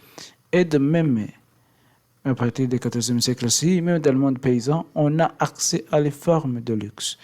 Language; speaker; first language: French; non-native, learner; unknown